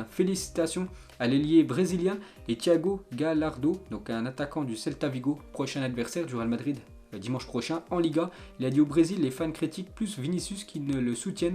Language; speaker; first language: French; native; French